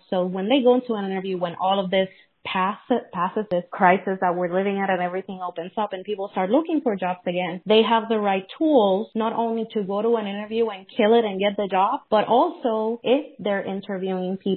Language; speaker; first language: English; non-native, fluent; Spanish